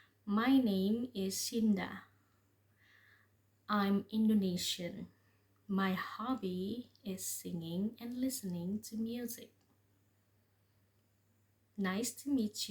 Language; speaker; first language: English; non-native, fluent; Indonesian